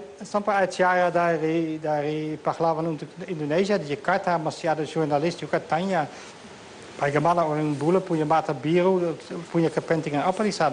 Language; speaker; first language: Indonesian; non-native, fluent; Dutch